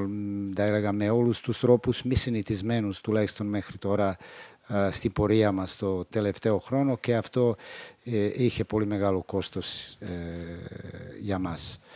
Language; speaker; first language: Greek; non-native, fluent; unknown